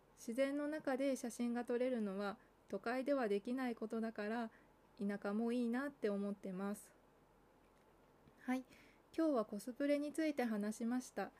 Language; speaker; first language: Japanese; native; Japanese